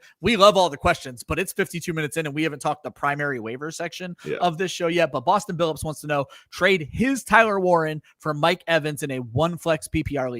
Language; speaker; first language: English; native; English